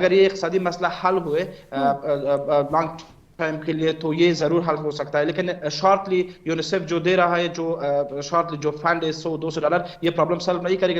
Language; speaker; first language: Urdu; non-native, fluent; Persian